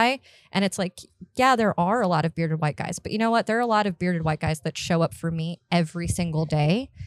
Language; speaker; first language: English; native; English